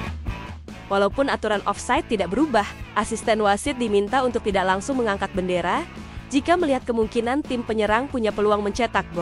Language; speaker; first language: Indonesian; native; Indonesian